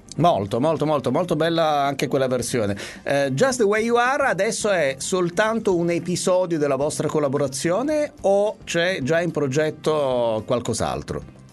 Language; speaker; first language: Italian; native; Italian